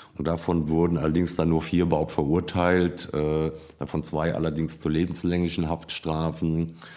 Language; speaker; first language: German; native; German